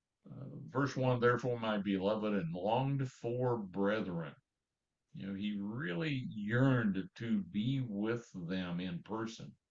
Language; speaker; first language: English; native; English